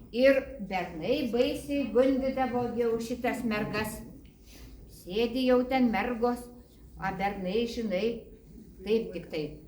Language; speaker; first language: Lithuanian; native; Lithuanian